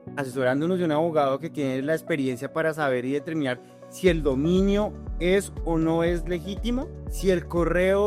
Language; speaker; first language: Spanish; native; Spanish